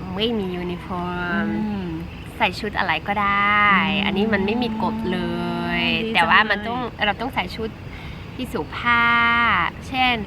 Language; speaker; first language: Thai; non-native, fluent; Dutch